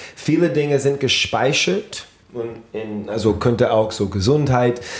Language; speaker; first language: German; non-native, fluent; English